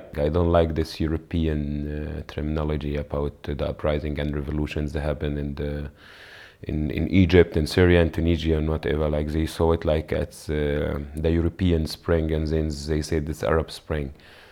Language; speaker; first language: English; non-native, fluent; Arabic